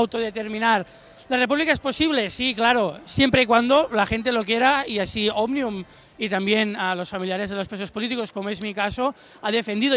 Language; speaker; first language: Spanish; non-native, local second language; Catalan